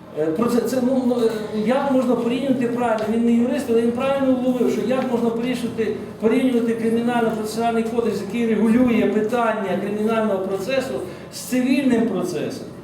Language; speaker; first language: Ukrainian; native; Ukrainian